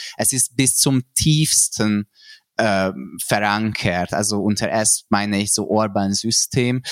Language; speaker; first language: German; non-native, fluent; Hungarian